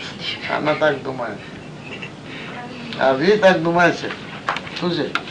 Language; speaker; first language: Russian; non-native, learner; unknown